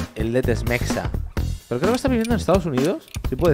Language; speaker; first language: Spanish; native; Spanish